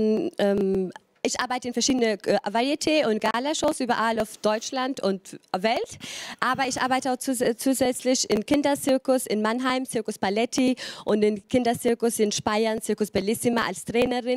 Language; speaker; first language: German; non-native, fluent; Albanian